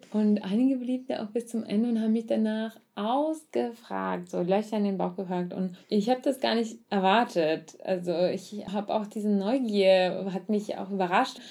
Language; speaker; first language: German; early bilingual, other home language; Russian